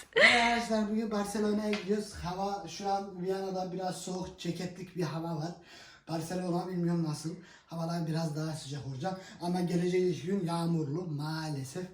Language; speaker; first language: Turkish; early bilingual, heritage; Turkish